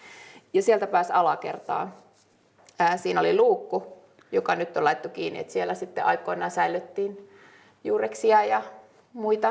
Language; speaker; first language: Finnish; native; Finnish